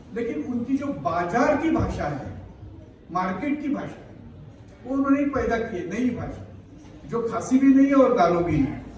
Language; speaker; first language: Hindi; non-native, local second language; Marathi